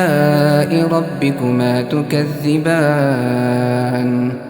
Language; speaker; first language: Arabic; native; Arabic